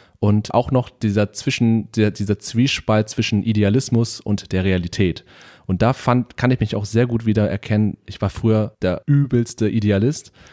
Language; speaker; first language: German; early bilingual, other home language; Vietnamese